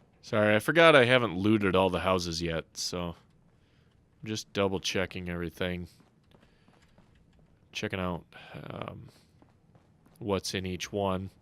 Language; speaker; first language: English; native; English